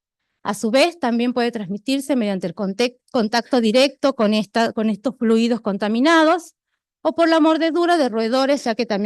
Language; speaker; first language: Spanish; native; Spanish